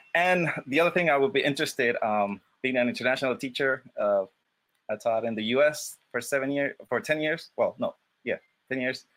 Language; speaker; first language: English; non-native, fluent; Spanish